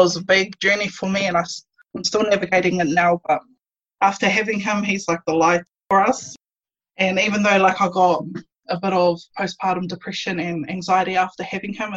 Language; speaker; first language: English; native; English